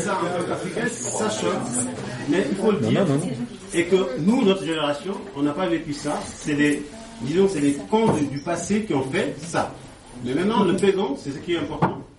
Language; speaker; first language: French; non-native, local second language; Wolof